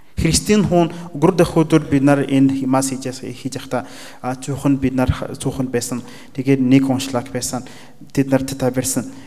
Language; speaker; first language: Mongolian; non-native, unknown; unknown